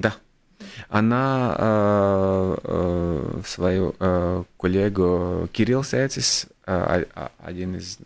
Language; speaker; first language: Russian; non-native, local second language; Latvian